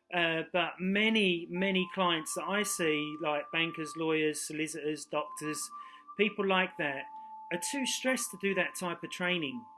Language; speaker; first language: English; native; English